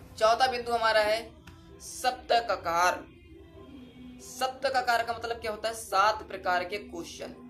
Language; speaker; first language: Hindi; native; Hindi